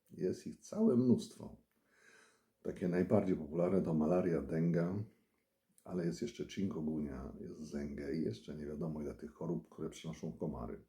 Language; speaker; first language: Polish; native; Polish